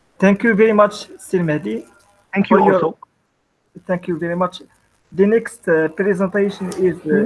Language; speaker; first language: English; non-native, learner; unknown